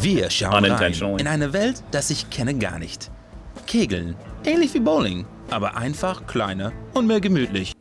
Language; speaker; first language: German; non-native, learner; English